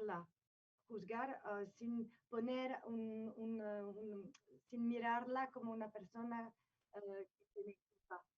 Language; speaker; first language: Spanish; non-native, fluent; French